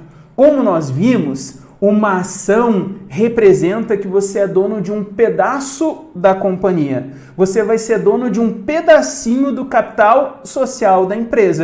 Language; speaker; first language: Portuguese; native; Portuguese